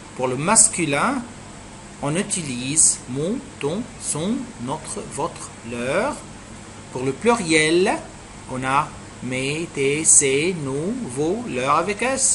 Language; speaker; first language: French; non-native, fluent; Arabic